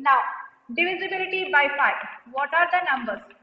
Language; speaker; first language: English; non-native, local second language; Telugu